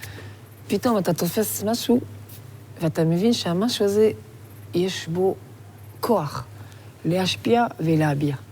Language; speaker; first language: Hebrew; non-native, fluent; French